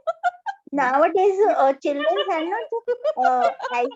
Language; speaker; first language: English; non-native, learner; Hindi